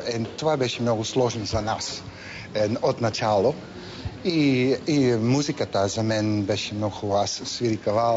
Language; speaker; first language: Bulgarian; non-native, learner; Dutch